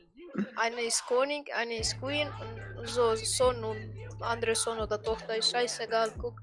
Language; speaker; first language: German; non-native, learner; Croatian